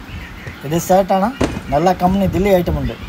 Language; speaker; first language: Malayalam; non-native, local second language; Hindi